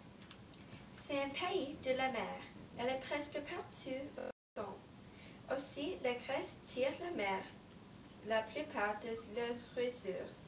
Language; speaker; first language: French; non-native, learner; English